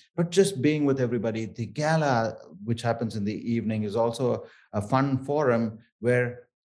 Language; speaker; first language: English; non-native, local second language; Tamil